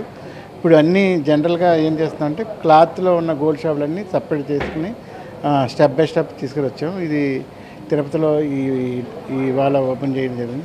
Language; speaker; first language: Telugu; native; Telugu